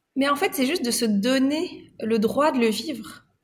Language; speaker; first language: French; non-native, local second language; Arabic